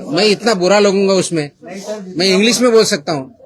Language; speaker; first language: Hindi; non-native, local second language; Marathi